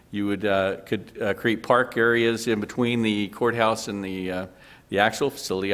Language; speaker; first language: English; native; English